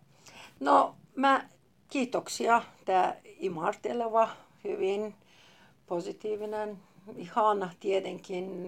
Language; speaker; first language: Finnish; non-native, fluent; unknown